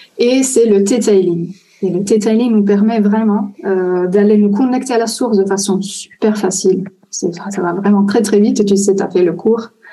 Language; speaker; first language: French; non-native, fluent; Italian